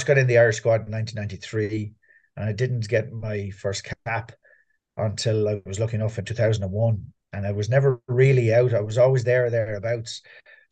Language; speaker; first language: English; native; English